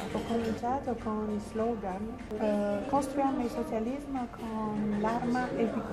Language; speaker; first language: Italian; non-native, fluent; Albanian